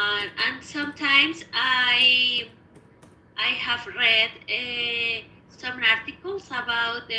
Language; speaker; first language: English; non-native, learner; Spanish